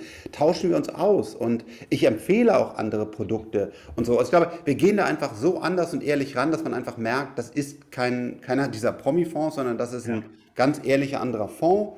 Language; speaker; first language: German; native; German